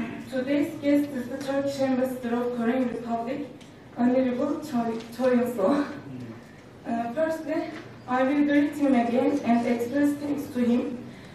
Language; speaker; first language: English; non-native, fluent; Turkish